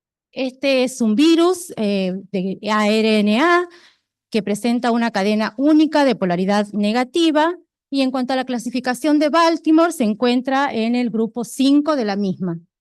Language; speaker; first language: Spanish; native; Spanish